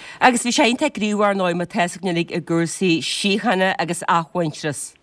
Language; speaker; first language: Irish; native; Irish